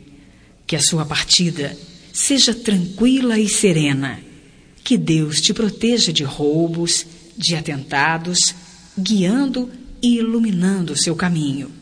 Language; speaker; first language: Portuguese; native; Portuguese